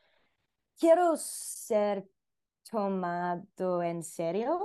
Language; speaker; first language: Spanish; non-native, learner; English